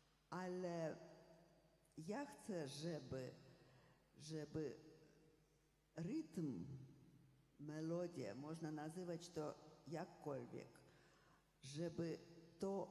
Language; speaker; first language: Polish; non-native, fluent; Russian